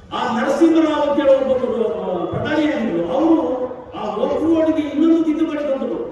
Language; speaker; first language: Kannada; non-native, local second language; Kodava